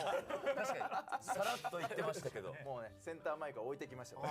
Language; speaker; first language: Japanese; native; Japanese